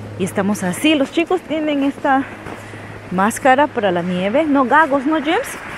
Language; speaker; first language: Spanish; native; Spanish